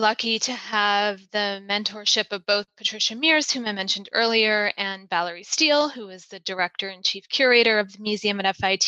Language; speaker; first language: English; native; English